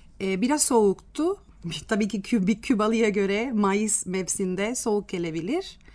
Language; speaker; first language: Turkish; non-native, fluent; Spanish